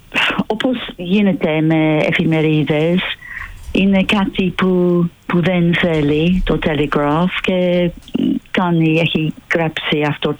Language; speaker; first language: Greek; non-native, fluent; English